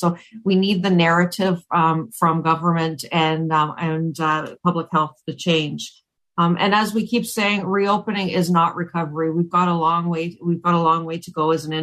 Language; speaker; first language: English; native; English